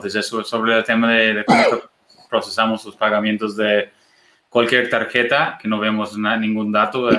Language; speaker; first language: Spanish; non-native, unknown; English